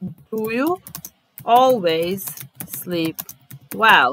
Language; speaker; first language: English; non-native, fluent; Serbian